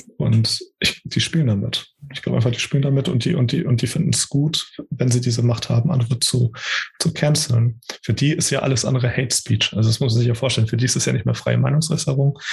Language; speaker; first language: German; early bilingual, other home language; Portuguese